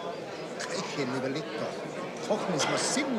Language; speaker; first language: German; native; German